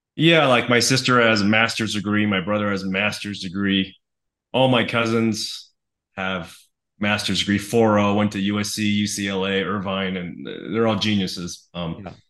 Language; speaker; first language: English; native; English